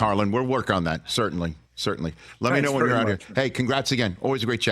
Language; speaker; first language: English; native; English